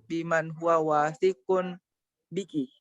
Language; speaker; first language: Arabic; non-native, learner; Indonesian